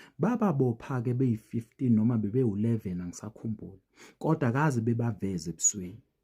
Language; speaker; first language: Zulu; native; Zulu